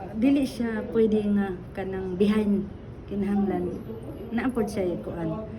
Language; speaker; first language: Cebuano; non-native, local second language; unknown